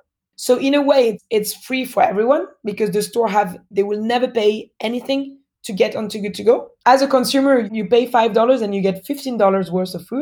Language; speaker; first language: English; non-native, fluent; French